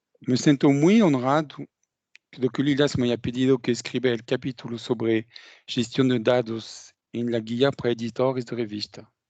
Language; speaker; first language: Spanish; non-native, learner; French